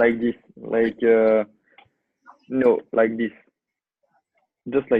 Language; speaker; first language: English; non-native, learner; French